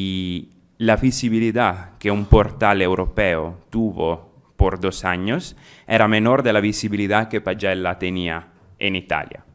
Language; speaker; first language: Spanish; non-native, fluent; Italian